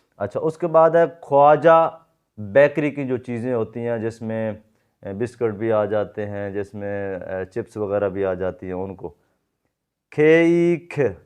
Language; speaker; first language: Urdu; non-native, local second language; Saraiki